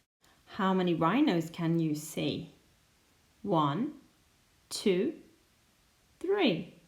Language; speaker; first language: English; non-native, fluent; Spanish